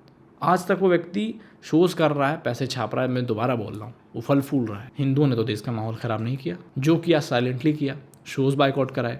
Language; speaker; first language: Hindi; native; Hindi